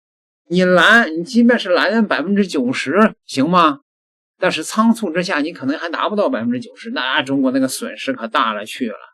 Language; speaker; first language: Chinese; native; Chinese